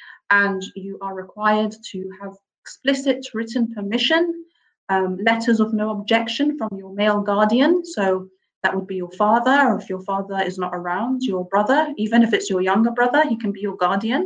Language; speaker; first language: English; native; English